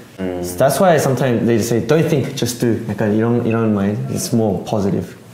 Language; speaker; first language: English; early bilingual, other home language; Korean